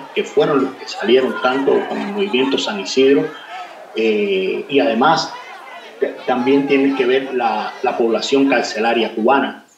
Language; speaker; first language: Spanish; native; Spanish